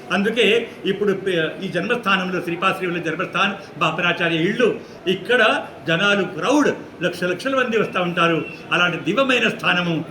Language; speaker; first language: Telugu; non-native, fluent; Marathi